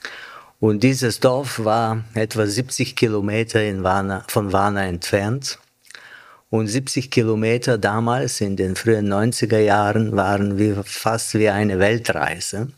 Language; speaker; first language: German; non-native, fluent; Bulgarian